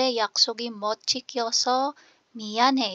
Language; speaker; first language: Korean; non-native, fluent; Filipino